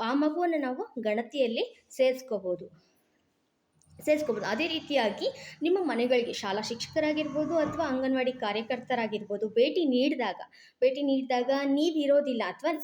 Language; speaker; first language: Kannada; native; Kannada